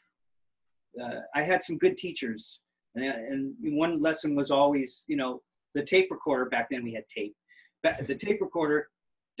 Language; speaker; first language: English; native; English